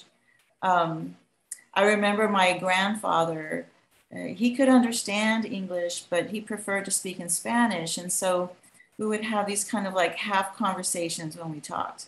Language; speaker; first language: English; native; English